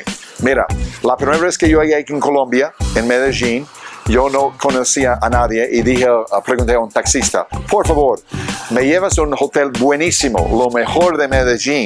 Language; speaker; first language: Spanish; non-native, fluent; English